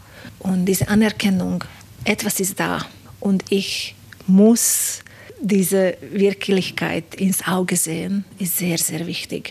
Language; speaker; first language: German; non-native, fluent; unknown